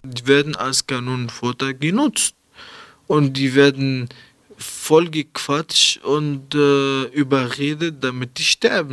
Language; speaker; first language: German; early bilingual, other home language; Arabic